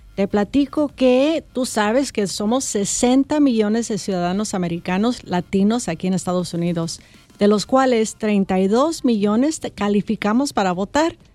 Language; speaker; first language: Spanish; native; Spanish